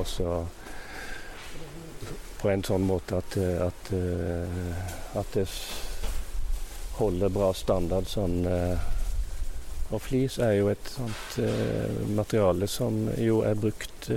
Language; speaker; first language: Norwegian; native; Norwegian